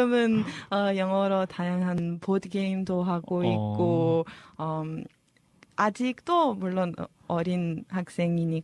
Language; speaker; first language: Korean; non-native, fluent; Serbian